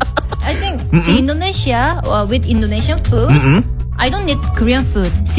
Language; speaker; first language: English; non-native, learner; Korean